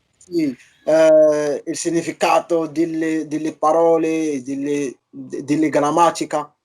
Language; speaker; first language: Italian; non-native, learner; Arabic